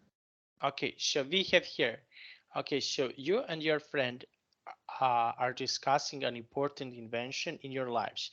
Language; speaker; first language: English; non-native, fluent; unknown